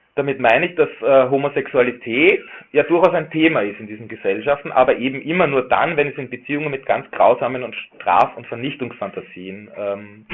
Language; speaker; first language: German; native; German